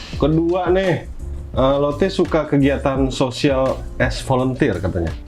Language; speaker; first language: Indonesian; native; Indonesian